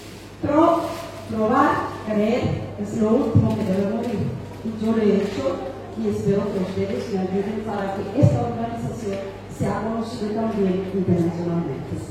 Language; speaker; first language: Spanish; non-native, fluent; Amharic